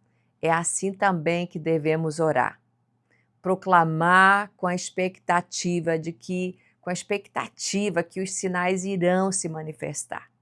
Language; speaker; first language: Portuguese; native; Portuguese